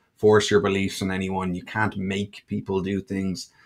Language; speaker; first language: English; native; English